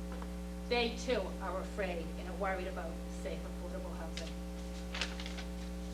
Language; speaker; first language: English; native; English